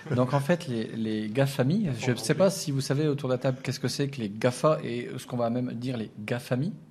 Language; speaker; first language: French; native; French